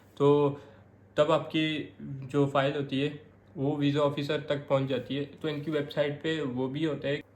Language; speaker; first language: Urdu; non-native, local second language; Pashto